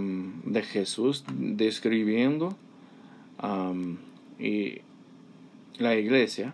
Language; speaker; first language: Spanish; non-native, fluent; English